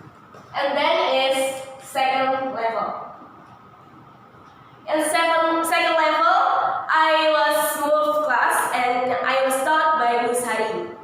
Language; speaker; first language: English; non-native, learner; Indonesian